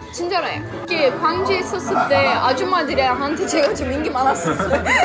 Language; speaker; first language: Korean; non-native, fluent; Turkish